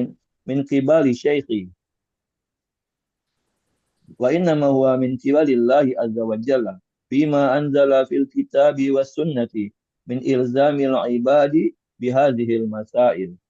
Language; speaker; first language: Arabic; non-native, learner; Indonesian